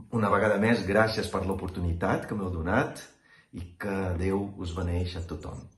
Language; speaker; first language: Catalan; non-native, fluent; Portuguese